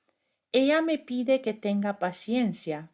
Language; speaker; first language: Spanish; non-native, fluent; English